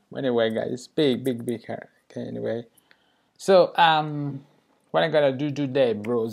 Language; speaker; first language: English; non-native, learner; Spanish